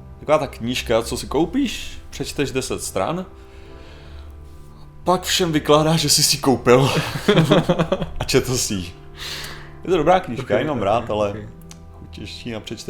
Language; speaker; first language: Czech; native; Czech